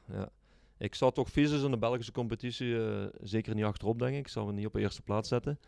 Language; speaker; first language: Dutch; native; Dutch